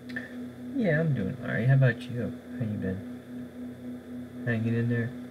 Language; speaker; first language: English; native; English